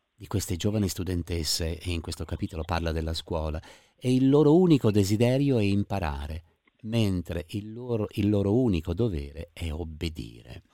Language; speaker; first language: Italian; native; Italian